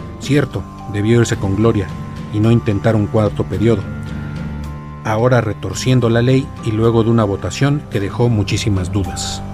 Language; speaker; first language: Spanish; native; Spanish